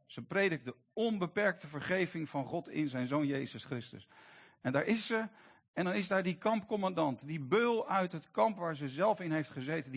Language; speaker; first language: Dutch; native; Dutch